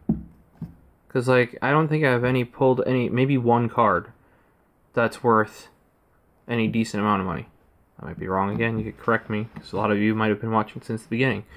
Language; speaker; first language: English; native; English